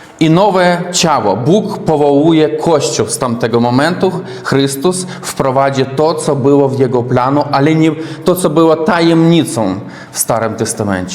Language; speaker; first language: Polish; non-native, learner; Russian